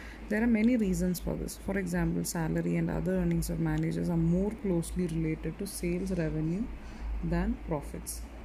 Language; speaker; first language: English; non-native, local second language; Malayalam